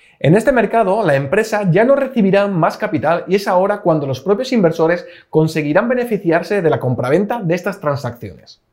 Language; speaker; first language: Spanish; native; Spanish